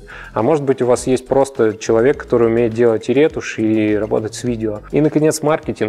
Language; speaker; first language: Russian; native; Russian